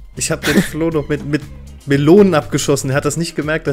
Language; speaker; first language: German; native; German